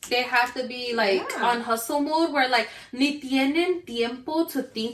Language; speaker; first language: English; early bilingual, other home language; Spanish